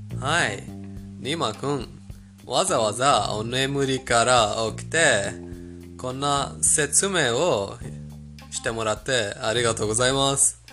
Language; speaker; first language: Japanese; non-native, fluent; Persian